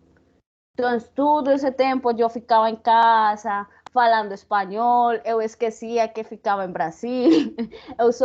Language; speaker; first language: Portuguese; non-native, learner; Spanish